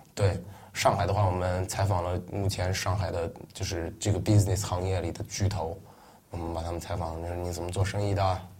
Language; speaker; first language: Chinese; non-native, local second language; Uyghur